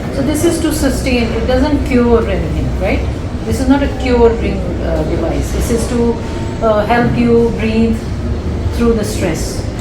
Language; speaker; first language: English; non-native, local second language; Urdu